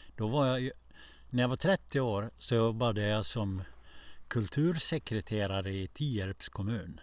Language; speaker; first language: Swedish; native; Swedish